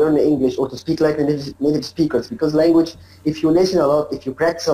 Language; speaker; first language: English; non-native, learner; Arabic